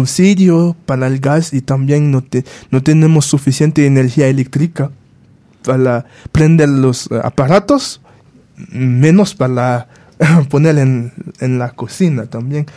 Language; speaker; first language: Spanish; non-native, fluent; Haitian Creole